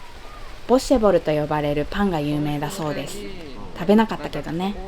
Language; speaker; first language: Japanese; native; Japanese